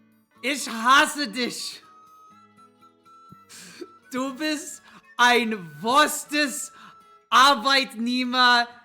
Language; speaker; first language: German; non-native, learner; English